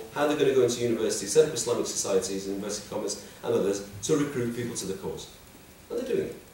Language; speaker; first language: English; native; English